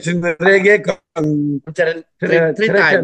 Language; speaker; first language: Italian; non-native, learner; Spanish